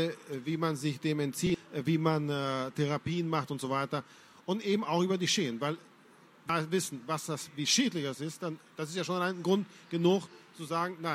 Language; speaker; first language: German; non-native, fluent; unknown